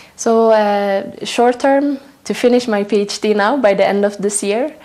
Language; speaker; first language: English; non-native, fluent; Tigrinya